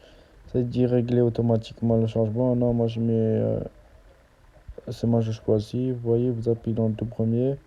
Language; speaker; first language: French; native; French